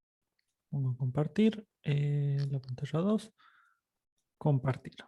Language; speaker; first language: Spanish; native; Spanish